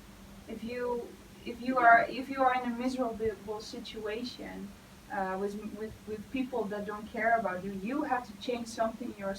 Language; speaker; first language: English; non-native, fluent; Dutch